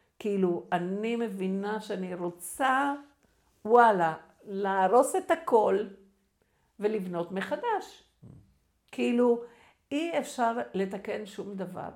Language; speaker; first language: Hebrew; non-native, fluent; Spanish